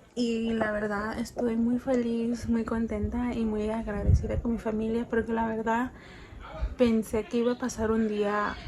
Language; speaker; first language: Spanish; early bilingual, other home language; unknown